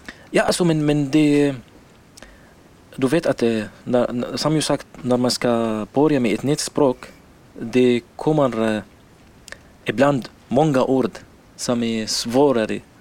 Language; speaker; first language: Swedish; non-native, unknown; Arabic